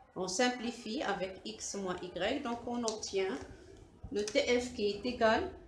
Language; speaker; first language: French; non-native, local second language; Arabic